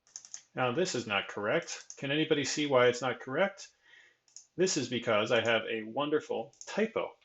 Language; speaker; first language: English; native; English